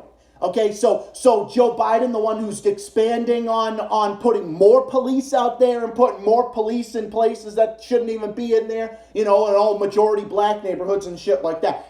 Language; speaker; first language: English; native; English